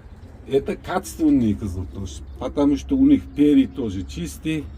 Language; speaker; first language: Russian; non-native, local second language; Uzbek